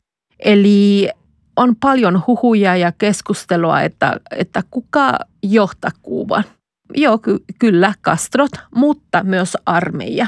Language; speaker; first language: Finnish; non-native, fluent; Spanish